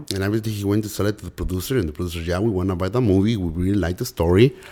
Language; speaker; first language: English; early bilingual, other home language; Spanish